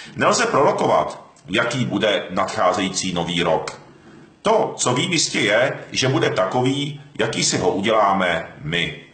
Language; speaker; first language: Czech; early bilingual, other home language; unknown